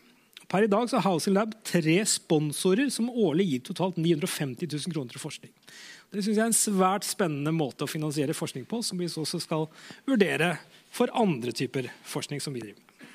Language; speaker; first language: Norwegian; native; Norwegian